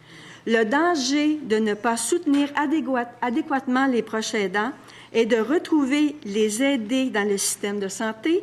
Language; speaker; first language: French; native; French